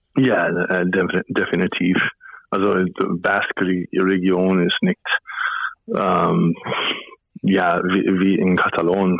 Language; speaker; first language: German; non-native, fluent; English